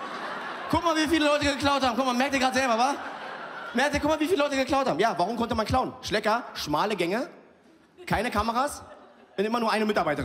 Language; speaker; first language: German; early bilingual, other home language; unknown